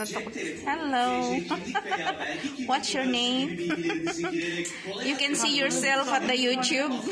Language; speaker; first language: English; non-native, local second language; Filipino